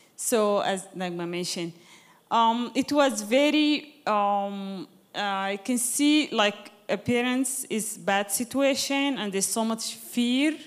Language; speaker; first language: English; non-native, fluent; Arabic